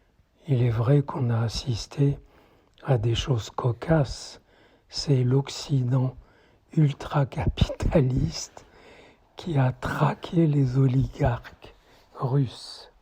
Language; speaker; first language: French; native; French